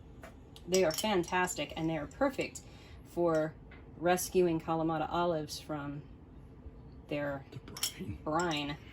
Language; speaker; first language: English; native; English